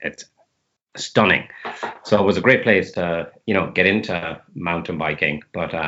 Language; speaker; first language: English; native; English